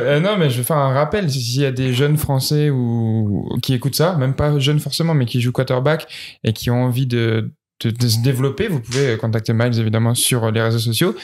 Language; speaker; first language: French; native; French